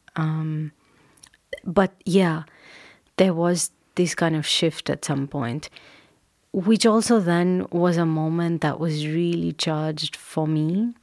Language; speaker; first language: English; non-native, local second language; Urdu